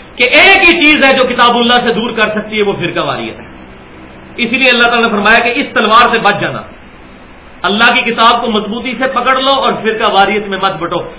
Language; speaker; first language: Urdu; non-native, local second language; Punjabi